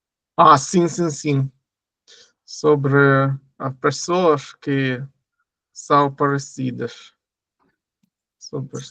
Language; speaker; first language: Portuguese; non-native, learner; Russian